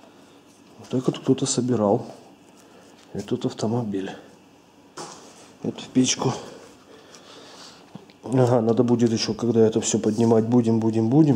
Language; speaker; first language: Russian; native; Russian